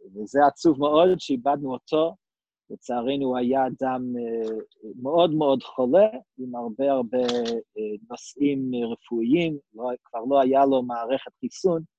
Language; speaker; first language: Hebrew; non-native, fluent; English